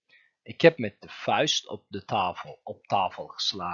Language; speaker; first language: Dutch; non-native, fluent; Turkish